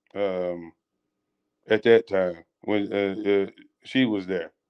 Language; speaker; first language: English; native; English